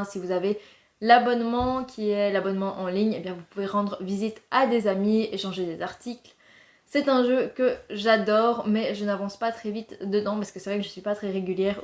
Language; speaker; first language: French; native; French